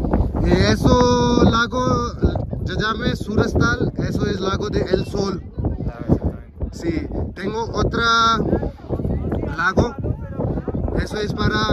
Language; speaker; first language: Spanish; non-native, learner; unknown